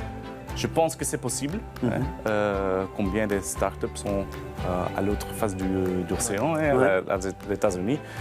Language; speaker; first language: French; non-native, learner; Dutch